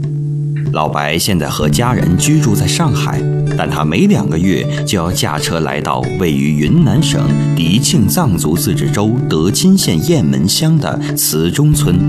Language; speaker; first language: Chinese; native; Chinese